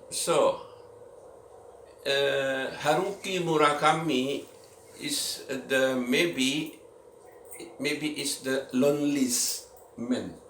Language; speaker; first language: English; non-native, learner; Indonesian